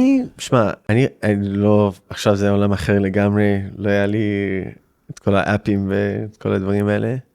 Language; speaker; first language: Hebrew; early bilingual, heritage; English